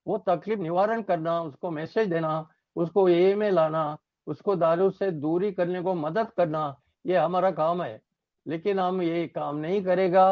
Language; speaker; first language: Hindi; non-native, local second language; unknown